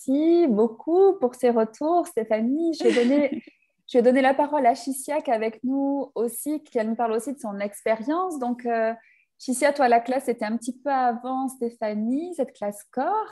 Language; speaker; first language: French; native; French